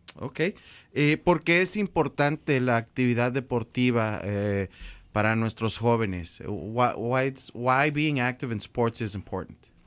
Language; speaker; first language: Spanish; native; Spanish